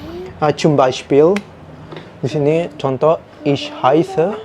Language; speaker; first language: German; non-native, learner; Indonesian